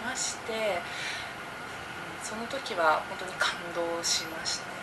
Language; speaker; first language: Japanese; native; Japanese